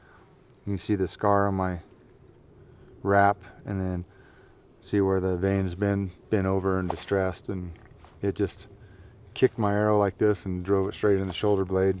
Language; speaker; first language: English; native; English